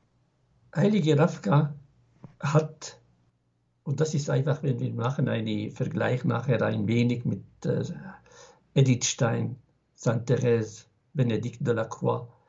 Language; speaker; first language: German; non-native, fluent; Arabic